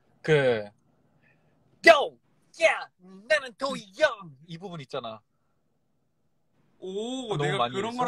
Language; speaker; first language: Korean; early bilingual, heritage; Korean